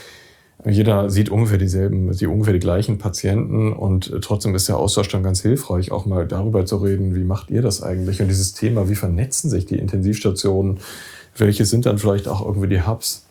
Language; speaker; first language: German; native; German